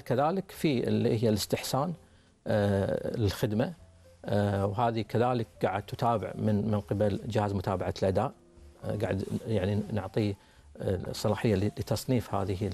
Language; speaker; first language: Arabic; native; Arabic